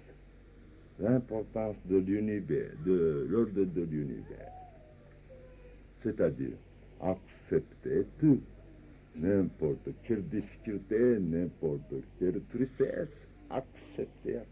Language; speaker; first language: French; non-native, fluent; Japanese